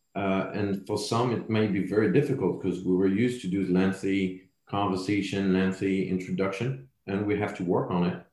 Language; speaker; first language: English; non-native, fluent; French